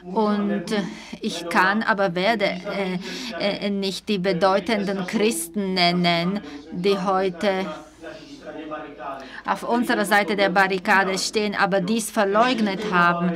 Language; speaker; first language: German; non-native, fluent; Czech